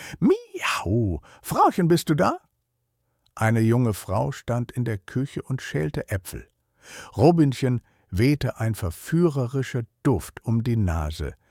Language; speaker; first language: German; native; German